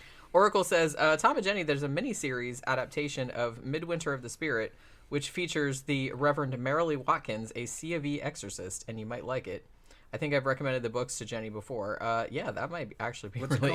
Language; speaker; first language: English; native; English